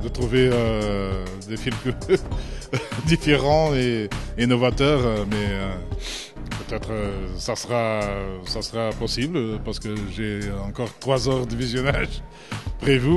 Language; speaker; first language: French; non-native, fluent; Portuguese